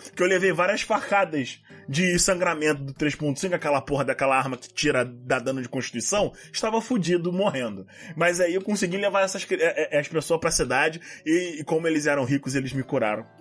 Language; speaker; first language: Portuguese; native; Portuguese